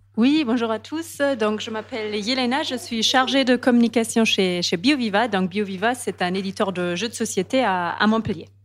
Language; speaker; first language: French; non-native, fluent; German